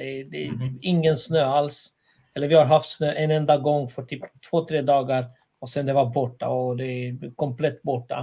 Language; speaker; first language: Swedish; non-native, fluent; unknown